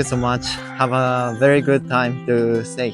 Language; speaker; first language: English; non-native, learner; Japanese